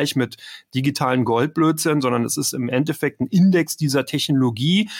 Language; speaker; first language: German; native; German